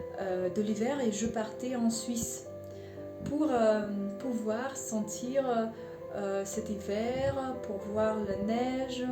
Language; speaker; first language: French; non-native, learner; Russian